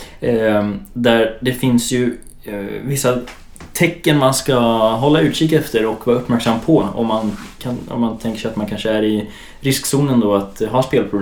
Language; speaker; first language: Swedish; native; Swedish